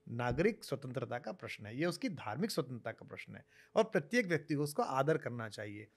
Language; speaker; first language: Hindi; native; Hindi